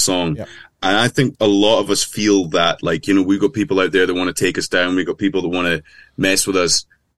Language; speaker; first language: English; native; English